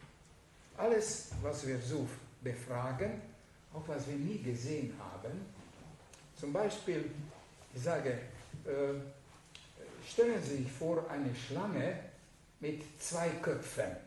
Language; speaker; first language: German; non-native, fluent; Hungarian